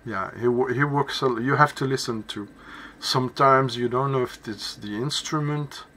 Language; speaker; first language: English; non-native, fluent; French